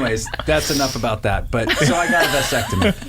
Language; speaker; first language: English; native; English